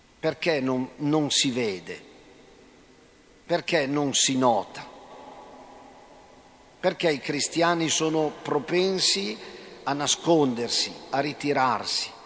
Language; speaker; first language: Italian; native; Italian